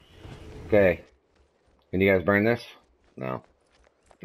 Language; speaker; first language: English; native; English